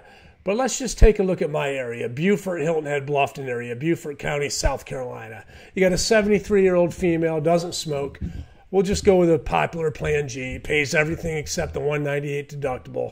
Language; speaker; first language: English; native; English